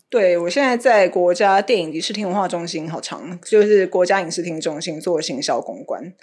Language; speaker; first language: Chinese; native; Chinese